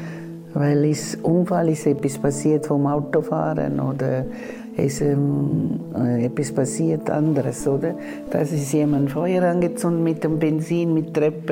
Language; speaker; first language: German; non-native, learner; Tamil